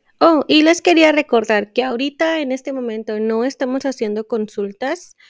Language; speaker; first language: Spanish; early bilingual, heritage; Spanish